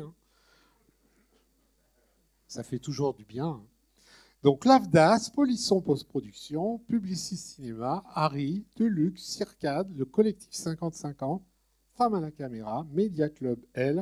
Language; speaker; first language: French; native; French